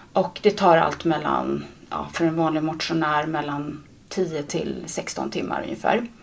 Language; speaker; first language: Swedish; native; Swedish